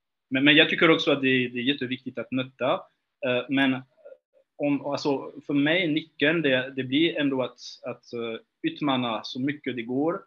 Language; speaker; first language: Swedish; non-native, fluent; French